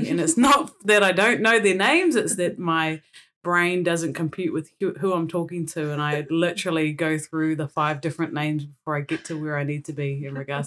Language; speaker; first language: English; native; English